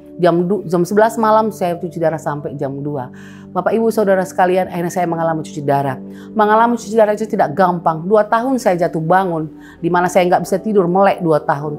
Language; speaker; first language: Indonesian; native; Indonesian